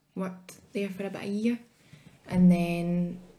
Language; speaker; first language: English; native; English